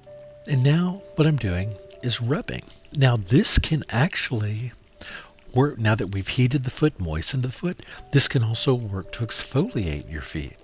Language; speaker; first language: English; native; English